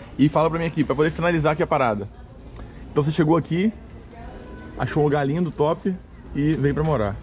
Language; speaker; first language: Portuguese; native; Portuguese